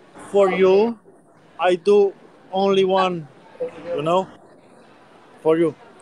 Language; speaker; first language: English; non-native, learner; Romanian